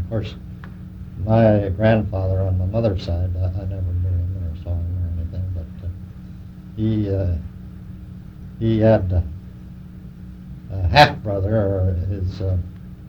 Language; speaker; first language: English; native; English